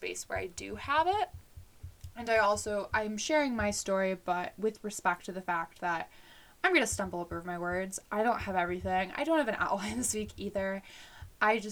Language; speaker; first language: English; native; English